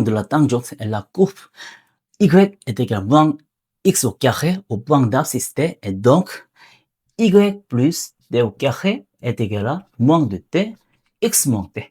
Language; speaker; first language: French; non-native, learner; Korean